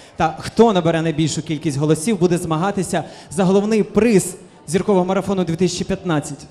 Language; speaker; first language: Ukrainian; native; Ukrainian